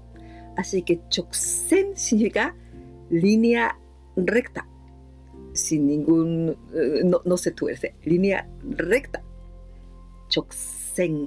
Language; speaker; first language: Spanish; non-native, fluent; Japanese